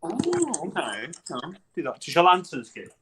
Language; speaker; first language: Welsh; native; Welsh